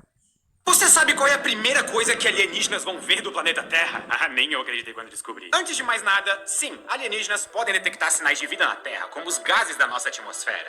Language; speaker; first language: Portuguese; native; Portuguese